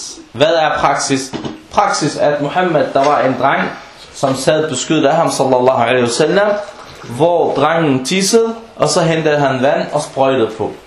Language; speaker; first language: Danish; non-native, local second language; Arabic